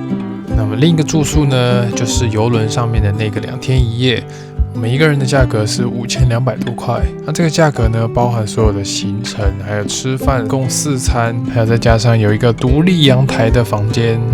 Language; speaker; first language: Chinese; native; Chinese